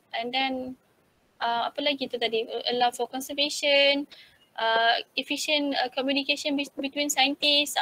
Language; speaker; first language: English; non-native, local second language; Malay